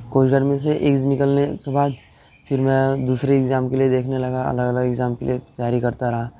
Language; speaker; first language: Hindi; non-native, local second language; Bangla